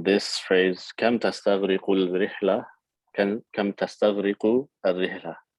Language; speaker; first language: Arabic; non-native, fluent; English